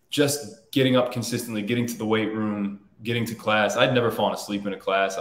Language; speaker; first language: English; native; English